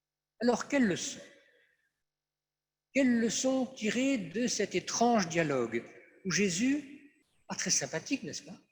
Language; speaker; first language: French; native; French